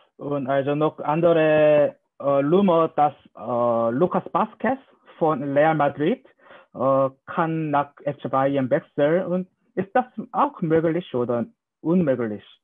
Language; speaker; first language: German; non-native, learner; Korean